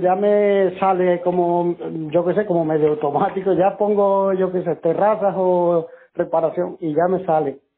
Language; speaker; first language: Spanish; native; Spanish